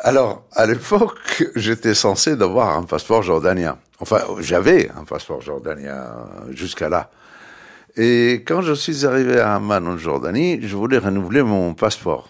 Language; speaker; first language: French; non-native, fluent; Arabic